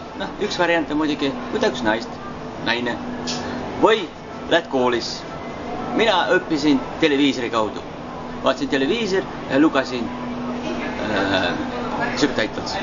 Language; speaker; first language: Estonian; non-native, learner; Dutch